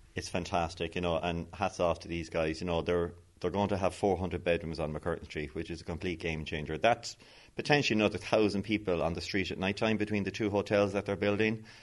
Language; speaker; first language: English; native; English